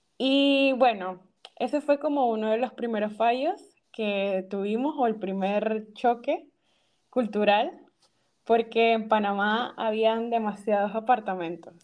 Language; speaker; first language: Spanish; native; Spanish